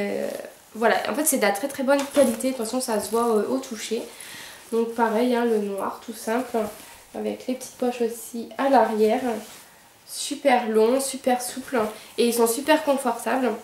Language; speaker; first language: French; native; French